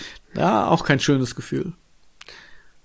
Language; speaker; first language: German; native; German